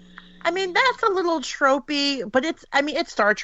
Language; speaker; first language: English; native; English